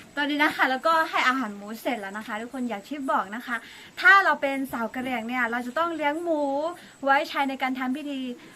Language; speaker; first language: Thai; non-native, local second language; S'gaw Karen